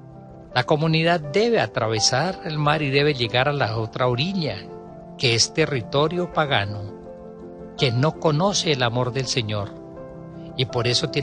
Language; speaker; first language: Spanish; native; Spanish